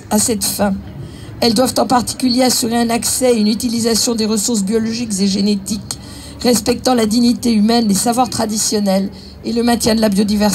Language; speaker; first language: French; native; French